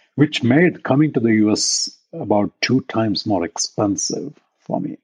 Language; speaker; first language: English; non-native, local second language; Tamil